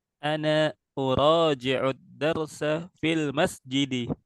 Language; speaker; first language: Arabic; non-native, fluent; Indonesian